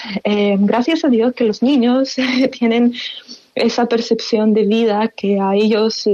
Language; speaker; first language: Spanish; non-native, fluent; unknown